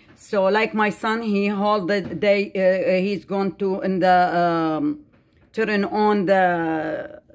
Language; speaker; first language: English; non-native, learner; Arabic